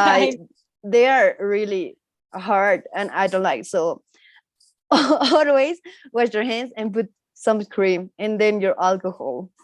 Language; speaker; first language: English; non-native, learner; Spanish